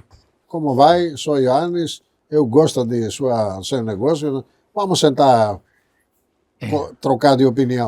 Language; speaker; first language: Portuguese; non-native, fluent; Greek